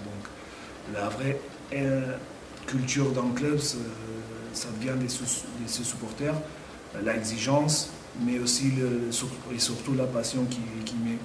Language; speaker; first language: French; non-native, fluent; Portuguese